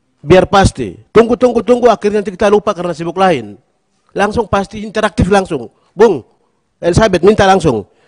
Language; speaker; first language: Indonesian; non-native, local second language; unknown